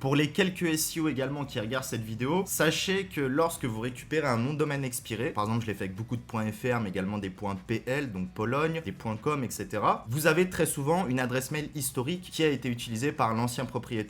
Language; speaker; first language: French; native; French